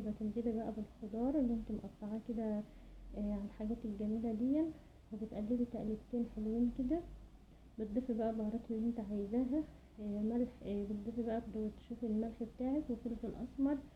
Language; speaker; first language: Arabic; native; Arabic